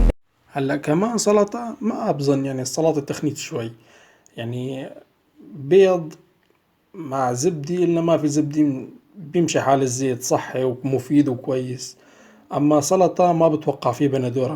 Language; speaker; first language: Arabic; native; Arabic